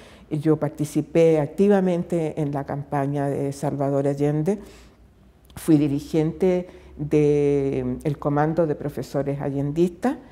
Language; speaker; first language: Spanish; native; Spanish